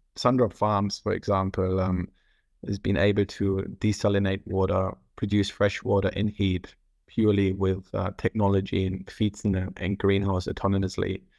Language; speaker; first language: English; non-native, fluent; German